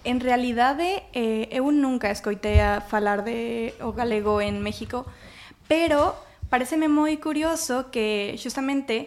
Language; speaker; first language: Galician; non-native, fluent; Spanish